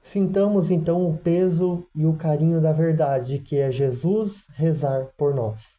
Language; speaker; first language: Portuguese; native; Portuguese